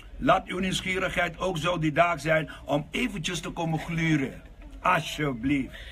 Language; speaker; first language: Dutch; non-native, local second language; Papiamento